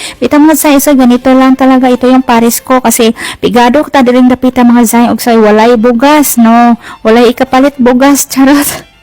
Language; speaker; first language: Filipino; non-native, local second language; Cebuano